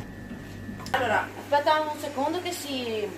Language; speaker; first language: Italian; non-native, fluent; Russian